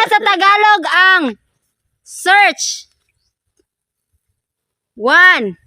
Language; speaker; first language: Filipino; non-native, local second language; Cebuano